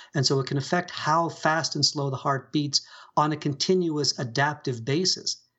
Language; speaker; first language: English; native; English